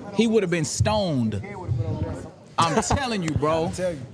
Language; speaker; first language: English; native; English